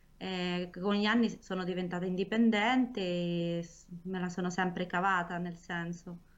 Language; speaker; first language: Italian; early bilingual, other home language; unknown